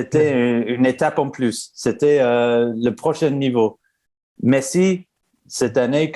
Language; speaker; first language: French; non-native, fluent; English